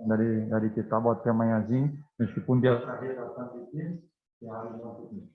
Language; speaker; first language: Indonesian; non-native, fluent; Portuguese